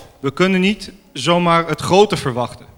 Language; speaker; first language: Dutch; non-native, fluent; Armenian